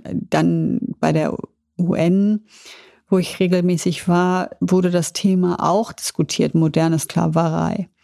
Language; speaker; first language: German; native; German